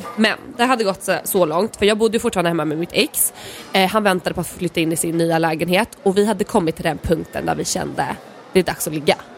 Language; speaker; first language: Swedish; early bilingual, other home language; Polish